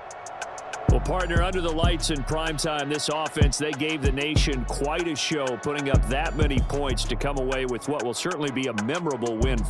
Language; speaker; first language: English; native; English